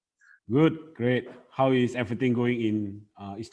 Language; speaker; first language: English; non-native, fluent; Indonesian